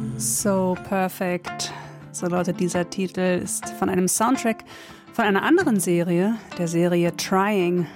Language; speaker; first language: German; native; German